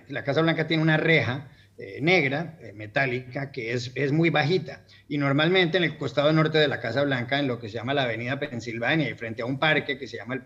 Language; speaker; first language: Spanish; native; Spanish